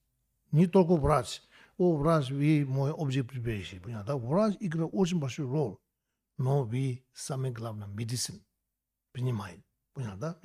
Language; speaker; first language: Russian; non-native, learner; Tibetan